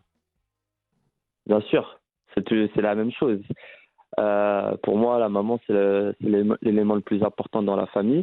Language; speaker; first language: French; early bilingual, other home language; Arabic